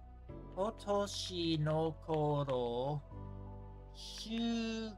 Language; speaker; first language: Japanese; non-native, learner; English